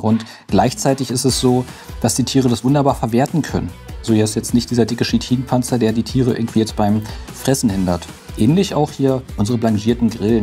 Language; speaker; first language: German; native; German